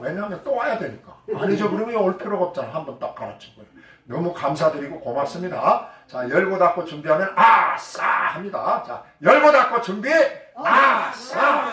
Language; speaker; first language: Korean; native; Korean